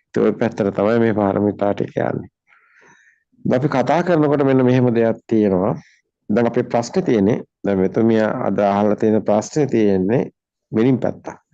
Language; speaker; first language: Sinhala; native; Sinhala